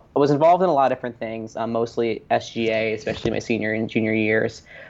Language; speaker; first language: English; native; English